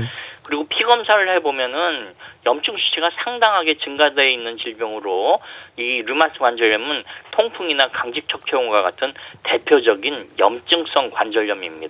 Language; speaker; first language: Korean; native; Korean